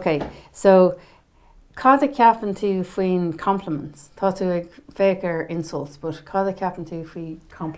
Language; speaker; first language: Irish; non-native, learner; English